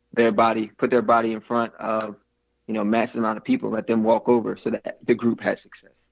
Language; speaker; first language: English; native; English